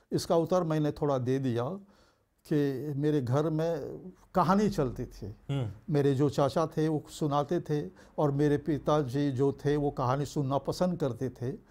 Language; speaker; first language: Hindi; early bilingual, heritage; Bhojpuri